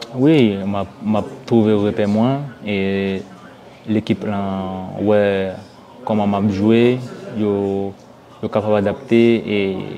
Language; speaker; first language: Haitian Creole; early bilingual, heritage; French